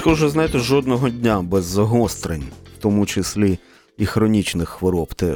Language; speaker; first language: Ukrainian; native; Ukrainian